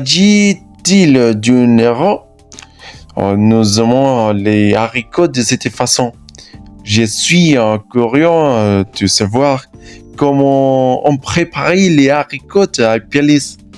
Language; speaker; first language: French; non-native, learner; Spanish